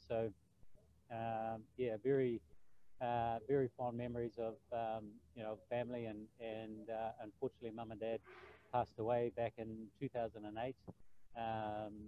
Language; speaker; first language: English; native; English